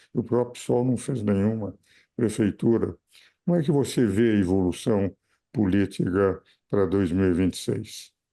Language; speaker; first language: Portuguese; native; Portuguese